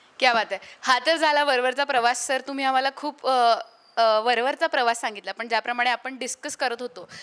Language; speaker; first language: Marathi; native; Marathi